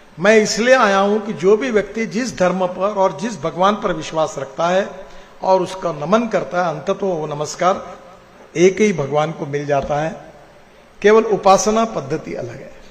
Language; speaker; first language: Hindi; non-native, local second language; Marathi